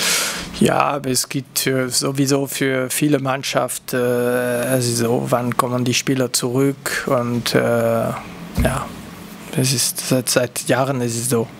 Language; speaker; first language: German; non-native, local second language; French